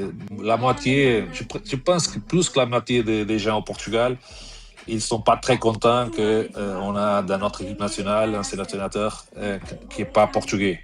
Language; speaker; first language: French; non-native, fluent; Portuguese